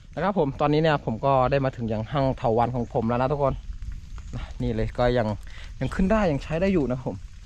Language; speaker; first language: Thai; non-native, local second language; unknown